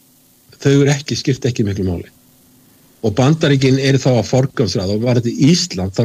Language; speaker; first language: Icelandic; native; Icelandic